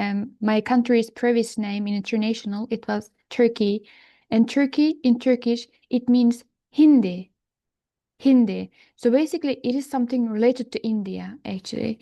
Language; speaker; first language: English; non-native, fluent; Turkish